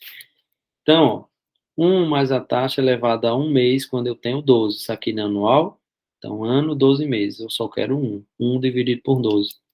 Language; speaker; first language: Portuguese; native; Portuguese